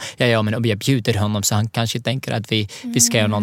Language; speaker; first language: Swedish; non-native, learner; Arabic